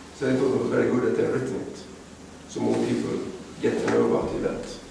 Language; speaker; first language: English; non-native, fluent; Swedish